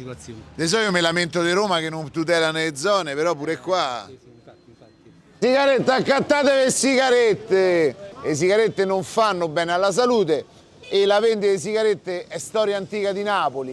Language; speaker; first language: Italian; native; Italian